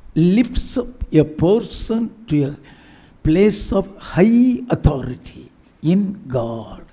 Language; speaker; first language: English; non-native, local second language; Tamil